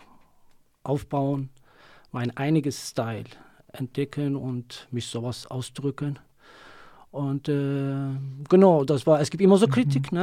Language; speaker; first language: German; non-native, learner; Kurdish